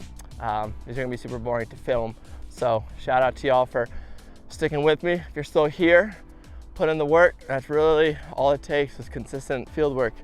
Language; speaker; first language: English; native; English